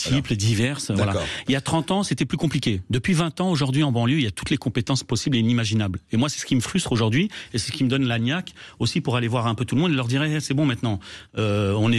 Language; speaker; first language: French; native; French